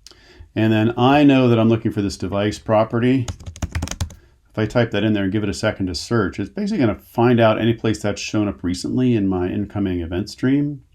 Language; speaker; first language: English; native; English